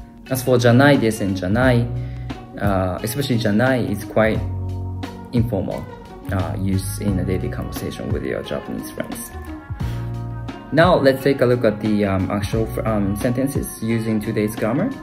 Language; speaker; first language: English; non-native, fluent; Japanese